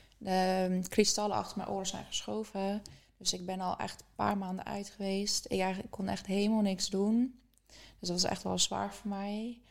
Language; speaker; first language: Dutch; early bilingual, other home language; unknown